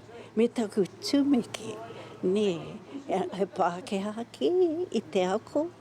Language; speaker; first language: Māori; non-native, local second language; English